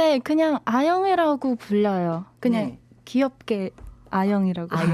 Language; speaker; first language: Korean; non-native, learner; Vietnamese